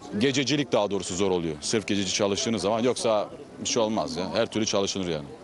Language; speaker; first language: Turkish; early bilingual, heritage; Turkish